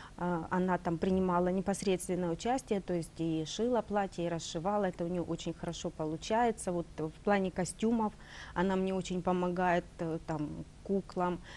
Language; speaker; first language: Russian; native; Russian